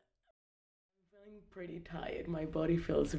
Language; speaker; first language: English; non-native, fluent; Spanish